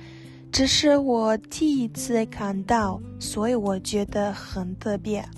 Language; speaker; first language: Chinese; non-native, learner; Russian